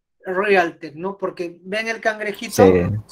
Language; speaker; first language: Spanish; native; Spanish